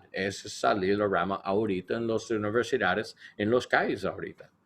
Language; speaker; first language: Spanish; non-native, learner; English